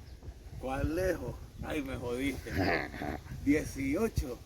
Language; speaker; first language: Spanish; native; Spanish